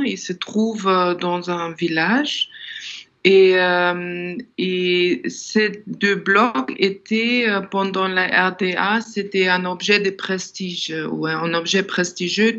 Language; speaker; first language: French; non-native, fluent; German